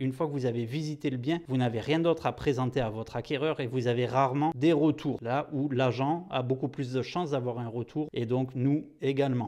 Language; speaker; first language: French; native; French